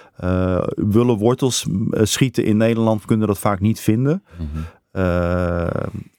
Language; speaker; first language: Dutch; native; Dutch